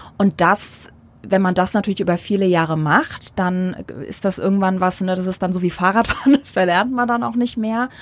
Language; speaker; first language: German; early bilingual, other home language; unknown